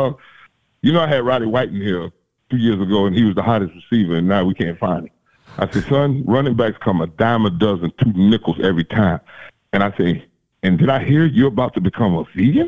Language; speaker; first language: English; native; English